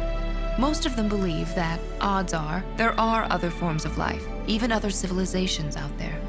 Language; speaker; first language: English; native; English